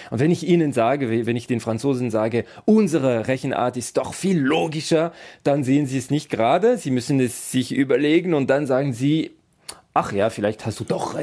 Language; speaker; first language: German; non-native, local second language; French